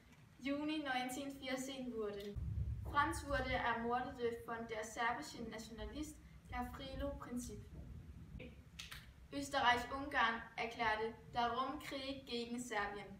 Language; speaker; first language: German; non-native, learner; Danish